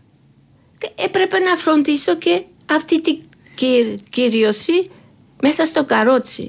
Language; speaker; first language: Greek; non-native, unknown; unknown